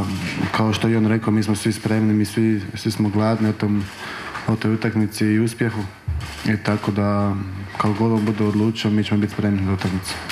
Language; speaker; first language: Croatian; early bilingual, heritage; Croatian